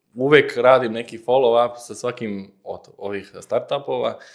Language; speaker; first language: Serbian; non-native, fluent; Slovenian